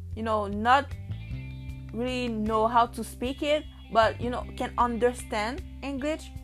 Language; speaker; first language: English; non-native, learner; Haitian Creole